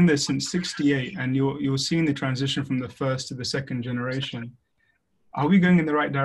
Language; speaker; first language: English; native; English